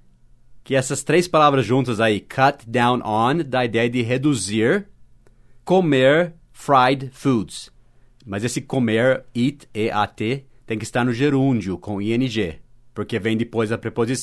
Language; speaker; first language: Portuguese; non-native, fluent; English